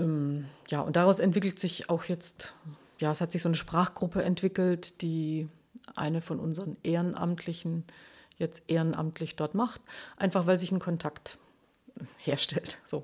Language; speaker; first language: German; native; German